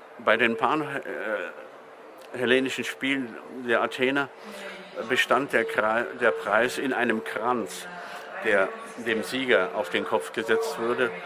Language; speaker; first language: German; native; German